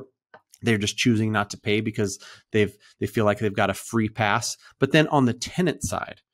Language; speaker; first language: English; native; English